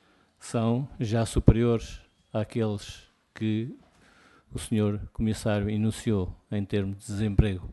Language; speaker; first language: Portuguese; native; Portuguese